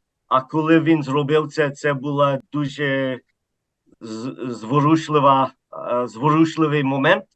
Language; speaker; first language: Ukrainian; early bilingual, heritage; Ukrainian